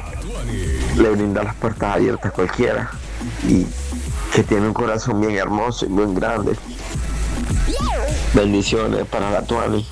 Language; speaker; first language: Spanish; native; Spanish